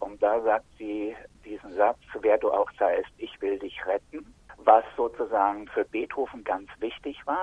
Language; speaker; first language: German; non-native, fluent; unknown